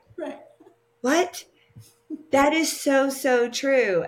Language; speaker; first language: English; native; English